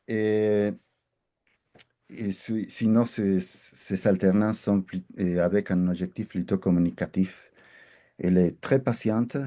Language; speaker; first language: French; non-native, fluent; Spanish